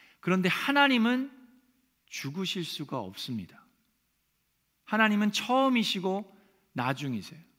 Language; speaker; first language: Korean; native; Korean